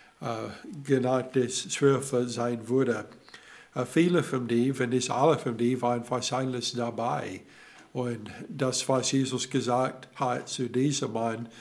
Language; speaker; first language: German; non-native, learner; English